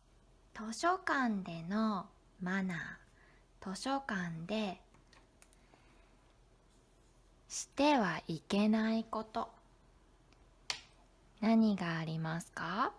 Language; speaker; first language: Japanese; non-native, learner; Indonesian